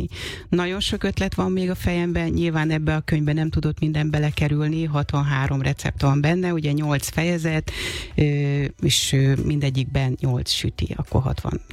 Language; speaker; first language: Hungarian; native; Hungarian